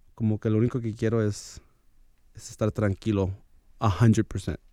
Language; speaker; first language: Spanish; early bilingual, heritage; Spanish